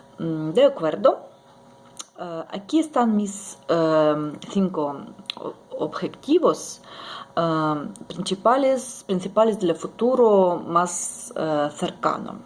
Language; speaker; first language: Spanish; non-native, learner; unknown